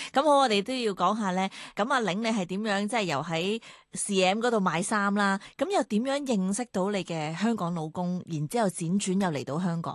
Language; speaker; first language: Cantonese; native; Cantonese